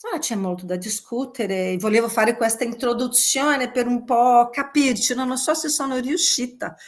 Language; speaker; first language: Italian; non-native, fluent; Portuguese